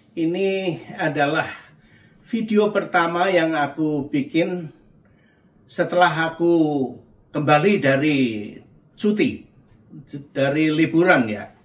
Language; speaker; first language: Indonesian; native; Indonesian